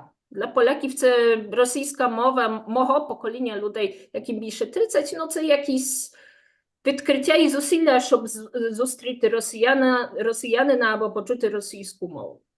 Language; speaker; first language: Ukrainian; non-native, fluent; Polish